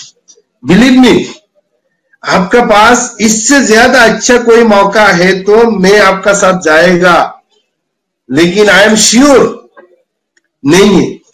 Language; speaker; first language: Hindi; non-native, fluent; Bangla